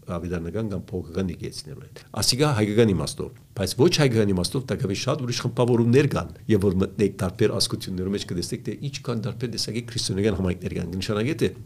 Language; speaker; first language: Armenian; early bilingual, heritage; Armenian